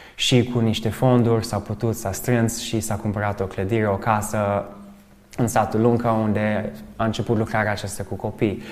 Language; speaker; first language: Romanian; early bilingual, other home language; English